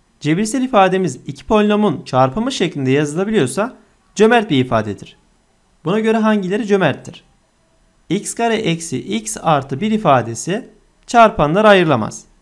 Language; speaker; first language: Turkish; native; Turkish